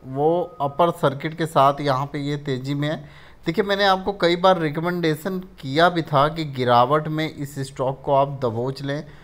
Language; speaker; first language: Hindi; native; Hindi